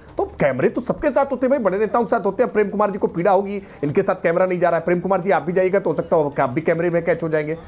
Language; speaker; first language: Hindi; native; Hindi